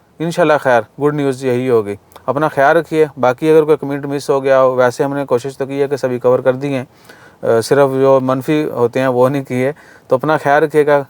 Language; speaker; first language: Urdu; non-native, local second language; Punjabi